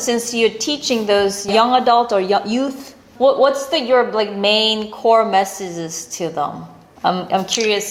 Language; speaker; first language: English; non-native, fluent; Korean